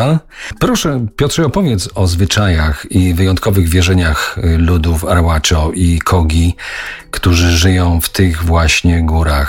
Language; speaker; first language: Polish; native; Polish